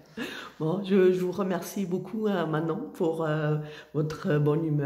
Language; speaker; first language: French; native; French